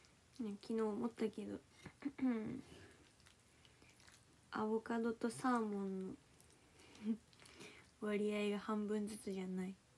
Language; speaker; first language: Japanese; native; Japanese